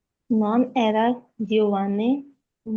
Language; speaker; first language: Italian; non-native, learner; Urdu